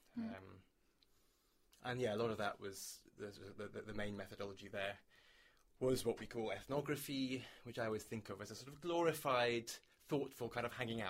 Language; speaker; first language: English; native; English